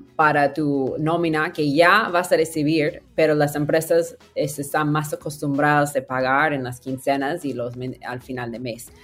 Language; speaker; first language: Spanish; non-native, fluent; English